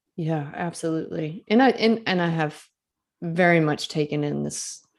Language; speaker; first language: English; native; English